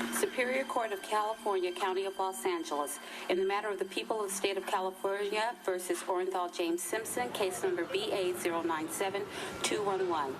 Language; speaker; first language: English; native; English